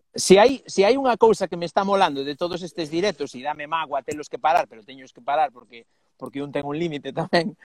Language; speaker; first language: Galician; non-native, local second language; Spanish